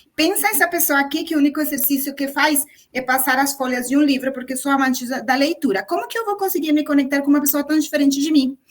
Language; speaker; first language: Portuguese; non-native, fluent; Spanish